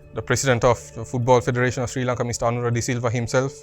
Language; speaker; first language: English; non-native, local second language; Sinhala